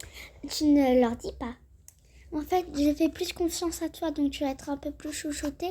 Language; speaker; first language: French; native; French